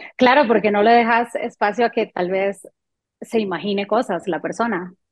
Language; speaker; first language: Spanish; early bilingual, other home language; French